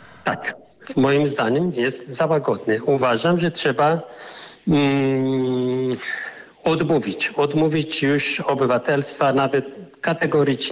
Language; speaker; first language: Polish; non-native, fluent; Arabic